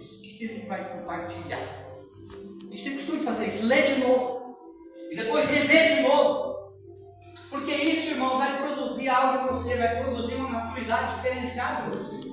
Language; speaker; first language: Portuguese; native; Portuguese